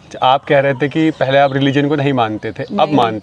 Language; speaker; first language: Hindi; native; Hindi